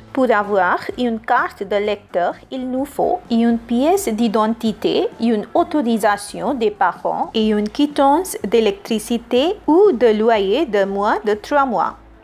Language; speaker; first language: French; non-native, fluent; Hindi